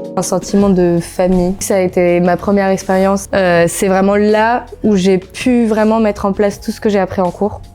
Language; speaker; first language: French; non-native, fluent; Portuguese